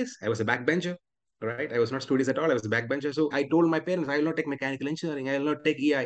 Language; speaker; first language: English; non-native, local second language; Malayalam